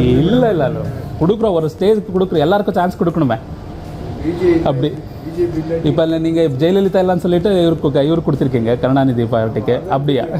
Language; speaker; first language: Tamil; non-native, learner; Kannada